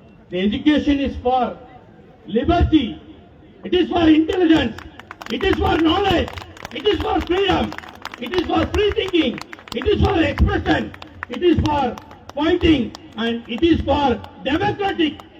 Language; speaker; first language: English; non-native, local second language; Tamil